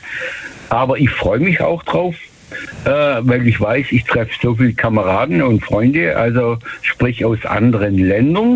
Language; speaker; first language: German; native; German